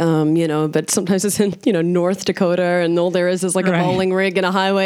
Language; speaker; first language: English; native; English